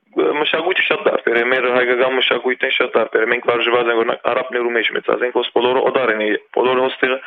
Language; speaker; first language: Armenian; early bilingual, heritage; Armenian